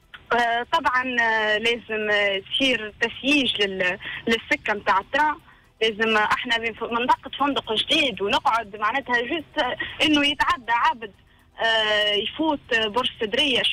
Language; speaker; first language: Arabic; native; Arabic